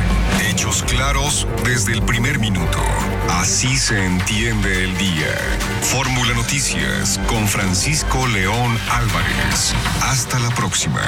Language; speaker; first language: Spanish; native; Spanish